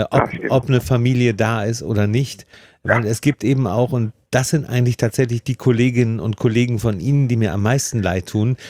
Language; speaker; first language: German; native; German